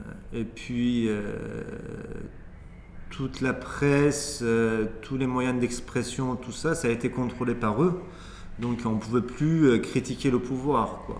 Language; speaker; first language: French; early bilingual, other home language; Persian